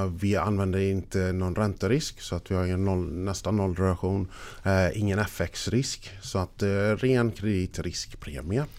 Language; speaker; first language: Swedish; non-native, fluent; English